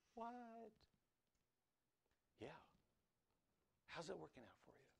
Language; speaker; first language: English; native; English